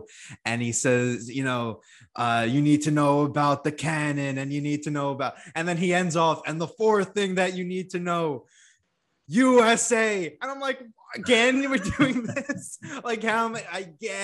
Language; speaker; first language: English; native; English